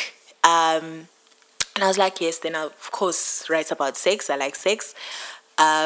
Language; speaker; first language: English; non-native, local second language; Zulu